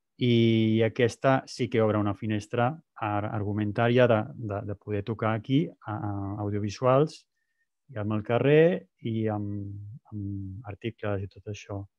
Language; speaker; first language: Catalan; non-native, local second language; Spanish